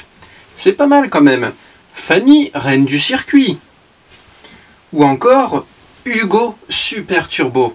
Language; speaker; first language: French; native; French